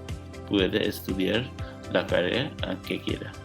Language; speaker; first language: Spanish; non-native, learner; English